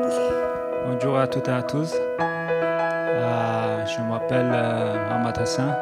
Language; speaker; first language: French; non-native, learner; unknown